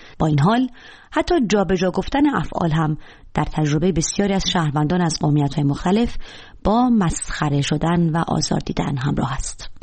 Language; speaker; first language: Persian; native; Persian